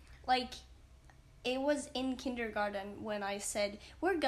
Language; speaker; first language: English; non-native, fluent; Swedish